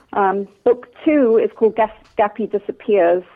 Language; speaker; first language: English; native; English